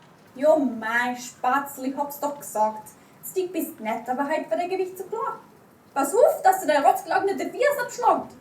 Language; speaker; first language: German; native; German